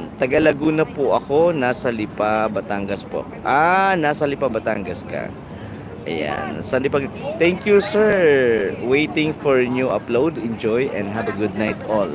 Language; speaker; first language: Filipino; non-native, local second language; Bikol